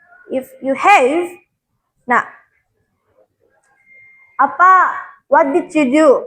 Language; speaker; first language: English; non-native, learner; Indonesian